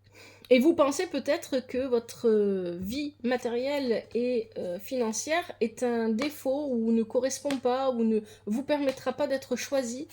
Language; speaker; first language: French; native; French